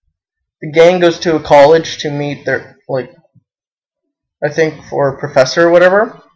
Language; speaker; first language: English; native; English